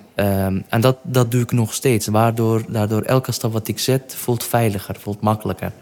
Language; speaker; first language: Dutch; non-native, fluent; Arabic